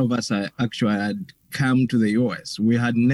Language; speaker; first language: English; non-native, local second language; Ganda